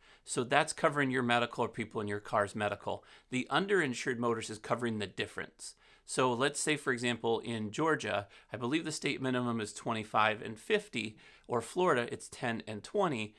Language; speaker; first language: English; native; English